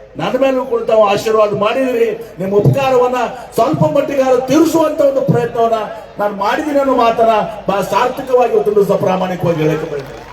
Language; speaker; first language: Kannada; native; Kannada